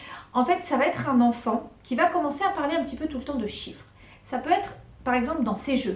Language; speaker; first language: French; native; French